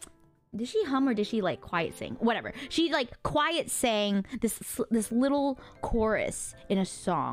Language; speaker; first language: English; native; English